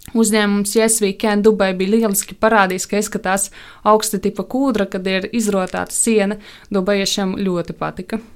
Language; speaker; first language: Latvian; non-native, local second language; Russian